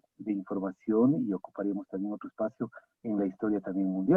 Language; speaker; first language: Spanish; native; Spanish